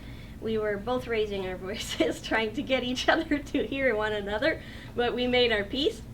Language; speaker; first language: English; native; English